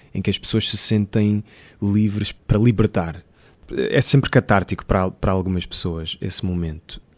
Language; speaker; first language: Portuguese; native; Portuguese